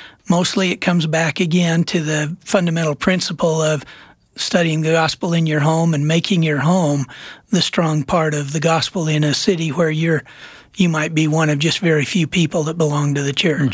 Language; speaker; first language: English; native; English